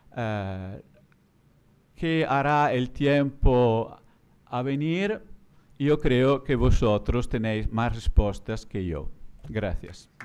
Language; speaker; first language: Spanish; non-native, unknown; Italian